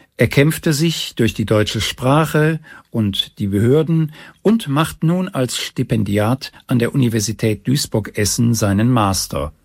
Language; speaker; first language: German; native; German